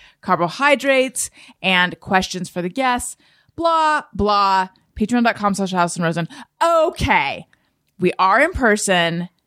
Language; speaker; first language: English; native; English